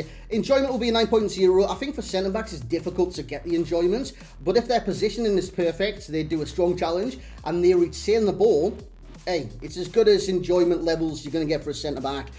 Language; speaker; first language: English; native; English